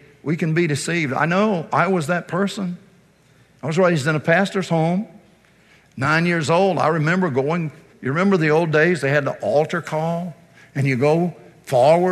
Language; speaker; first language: English; native; English